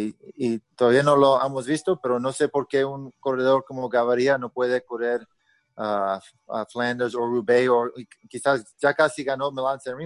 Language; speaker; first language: Spanish; early bilingual, heritage; Spanish